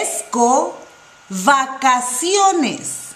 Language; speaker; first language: Spanish; non-native, fluent; English